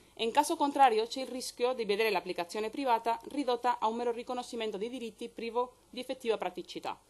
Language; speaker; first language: Italian; non-native, fluent; Spanish